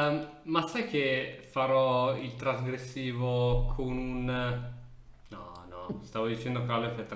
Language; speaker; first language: Italian; native; Italian